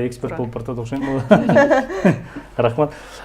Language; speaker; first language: Kyrgyz; native; Kyrgyz